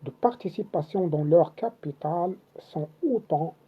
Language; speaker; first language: French; non-native, local second language; Arabic